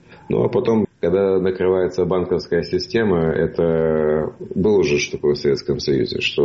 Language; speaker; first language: Russian; native; Russian